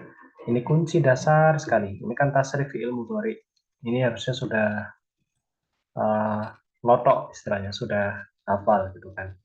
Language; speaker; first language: Indonesian; native; Indonesian